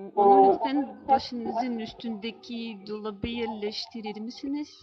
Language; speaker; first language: Turkish; non-native, learner; Russian